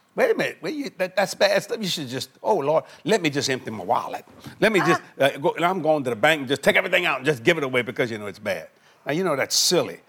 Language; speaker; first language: English; native; English